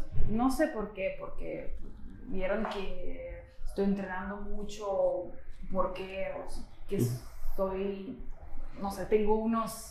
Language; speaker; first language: Spanish; non-native, fluent; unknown